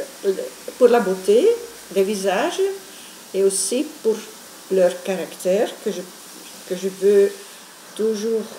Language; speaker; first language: French; non-native, local second language; Dutch